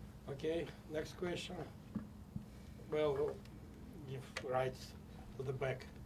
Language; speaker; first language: English; non-native, fluent; Russian